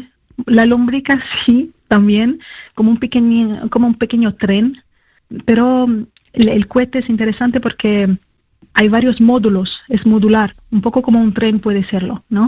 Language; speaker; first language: Spanish; non-native, fluent; French